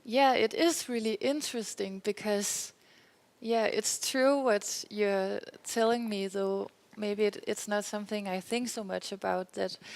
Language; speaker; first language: English; non-native, fluent; Danish